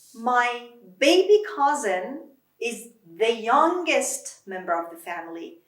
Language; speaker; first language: English; non-native, fluent; Persian